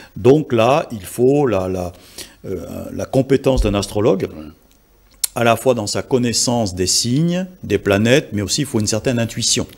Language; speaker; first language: French; native; French